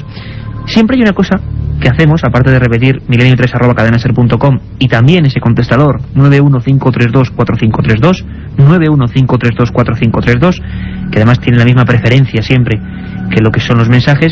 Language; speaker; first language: Spanish; native; Spanish